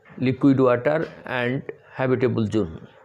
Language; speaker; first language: English; non-native, local second language; Bangla